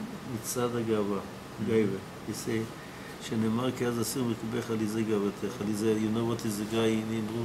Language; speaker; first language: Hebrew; non-native, learner; English